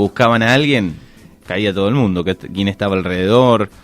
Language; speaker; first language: Spanish; native; Spanish